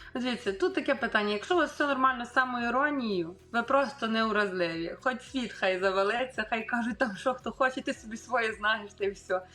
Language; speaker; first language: Ukrainian; native; Ukrainian